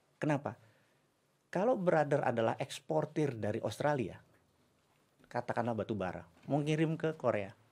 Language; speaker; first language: Indonesian; native; Indonesian